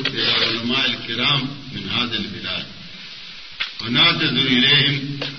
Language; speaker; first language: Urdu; non-native, local second language; Pashto